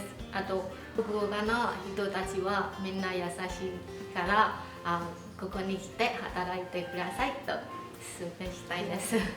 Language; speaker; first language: Japanese; non-native, fluent; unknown